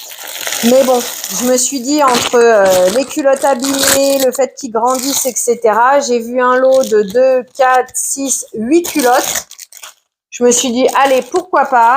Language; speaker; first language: French; native; French